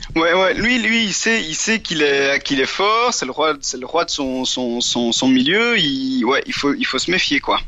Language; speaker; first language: French; native; French